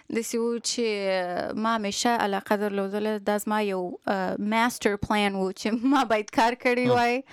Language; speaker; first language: Pashto; native; Pashto